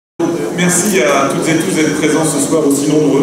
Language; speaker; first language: French; native; French